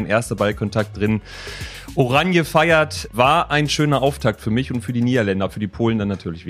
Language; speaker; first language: German; native; German